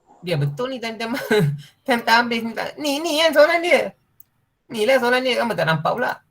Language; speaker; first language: Malay; non-native, local second language; Tamil